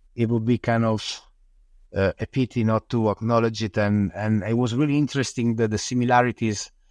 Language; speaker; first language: English; non-native, fluent; Italian